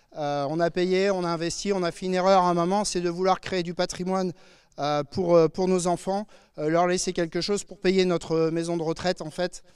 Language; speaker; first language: French; native; French